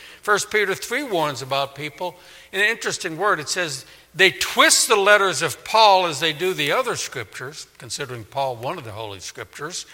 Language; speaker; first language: English; native; English